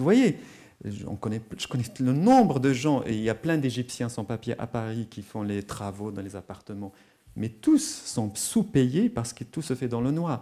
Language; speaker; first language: French; non-native, local second language; Arabic